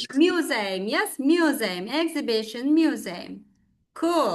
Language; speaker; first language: English; non-native, fluent; Kazakh